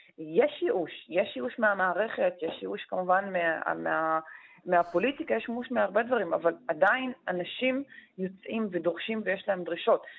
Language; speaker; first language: Hebrew; non-native, local second language; Arabic